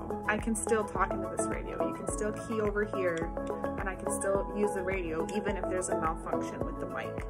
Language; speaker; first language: English; native; English